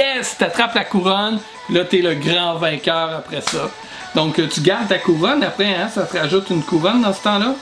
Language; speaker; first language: French; native; French